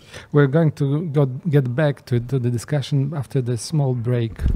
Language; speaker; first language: English; non-native, fluent; Polish